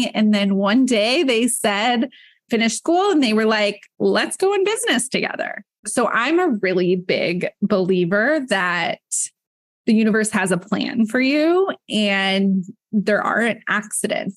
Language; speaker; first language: English; native; English